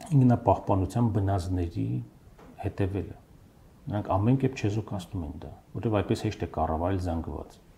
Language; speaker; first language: Armenian; native; Armenian